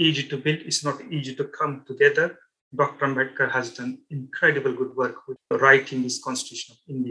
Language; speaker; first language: English; non-native, local second language; Marathi